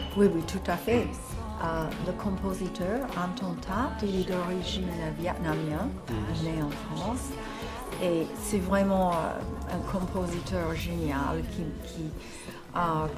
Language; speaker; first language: French; non-native, fluent; English